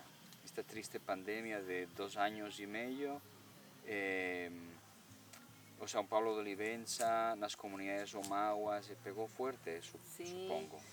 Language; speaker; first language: Portuguese; non-native, learner; Spanish